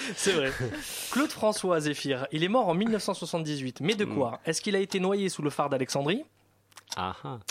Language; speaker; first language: French; native; French